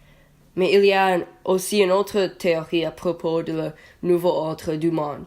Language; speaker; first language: French; non-native, learner; English